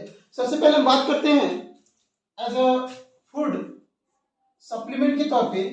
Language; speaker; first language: Hindi; native; Hindi